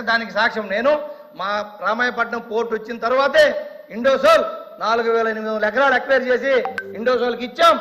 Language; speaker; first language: Telugu; native; Telugu